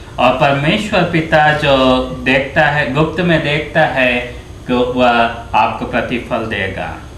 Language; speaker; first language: Hindi; native; Hindi